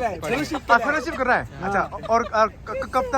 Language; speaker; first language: Hindi; non-native, local second language; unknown